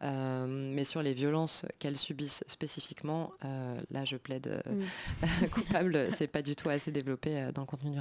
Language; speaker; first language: French; native; French